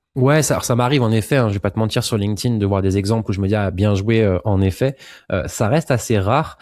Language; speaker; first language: French; native; French